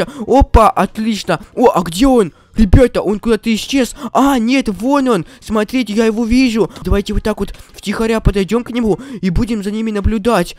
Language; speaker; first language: Russian; native; Russian